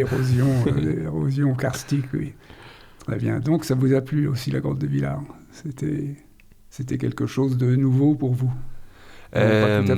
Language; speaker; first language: French; native; French